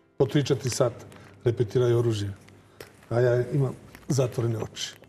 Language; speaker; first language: Bosnian; early bilingual, heritage; Serbian